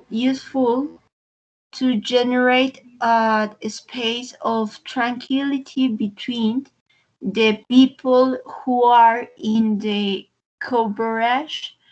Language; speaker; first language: English; non-native, learner; Spanish